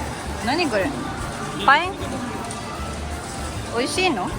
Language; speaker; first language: Japanese; non-native, fluent; Filipino